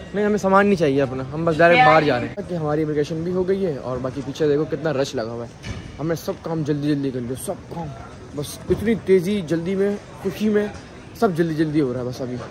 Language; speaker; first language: Urdu; native; Urdu